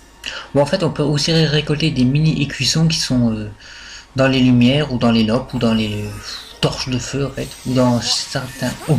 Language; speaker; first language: French; native; French